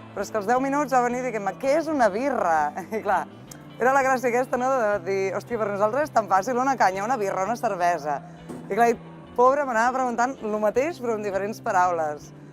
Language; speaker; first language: Catalan; native; Catalan